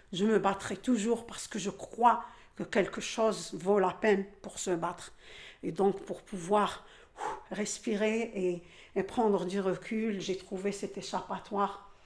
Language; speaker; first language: French; non-native, local second language; Arabic